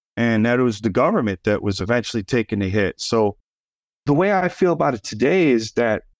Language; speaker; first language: English; native; English